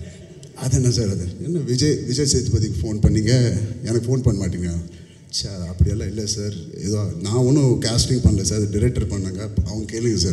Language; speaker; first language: Tamil; non-native, learner; Telugu